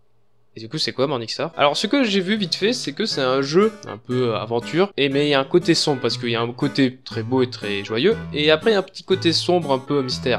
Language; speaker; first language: French; native; French